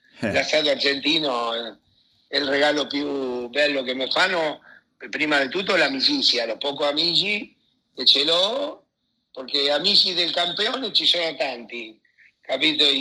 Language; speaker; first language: Italian; non-native, fluent; Spanish